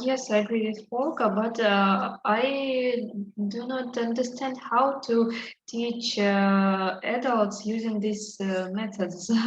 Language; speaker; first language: English; non-native, learner; Russian